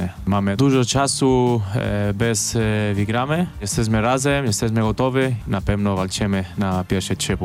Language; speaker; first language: Polish; non-native, learner; Spanish